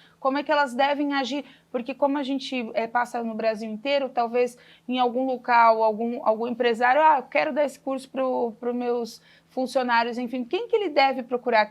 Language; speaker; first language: Portuguese; native; Portuguese